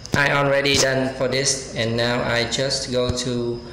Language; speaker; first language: English; non-native, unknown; Vietnamese